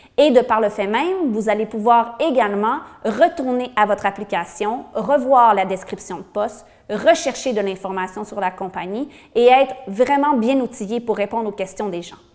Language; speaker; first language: French; native; French